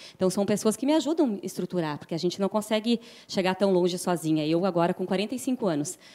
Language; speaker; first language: Portuguese; native; Portuguese